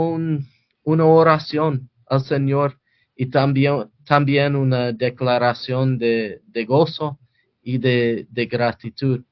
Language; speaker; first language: Spanish; non-native, fluent; English